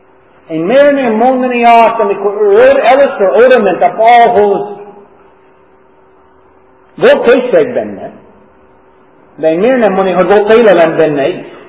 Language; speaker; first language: Hungarian; non-native, learner; English